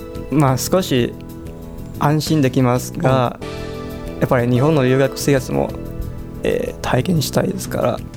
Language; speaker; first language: Japanese; non-native, fluent; Chinese